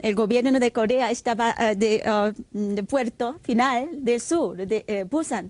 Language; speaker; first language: Spanish; non-native, fluent; Korean